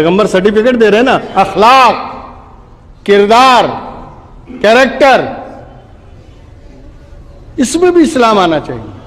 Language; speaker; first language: Urdu; native; Urdu